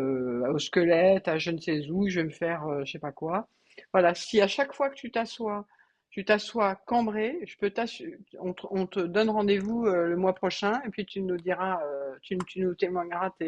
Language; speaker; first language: French; native; French